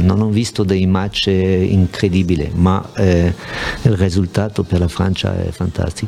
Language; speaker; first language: Italian; non-native, fluent; French